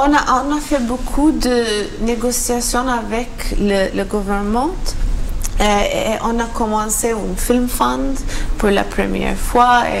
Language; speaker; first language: French; non-native, learner; Maltese